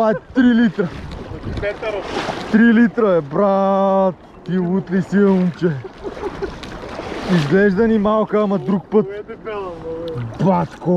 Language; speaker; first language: Bulgarian; native; Bulgarian